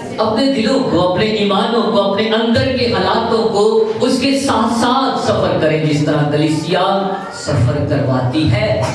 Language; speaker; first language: Urdu; non-native, local second language; Punjabi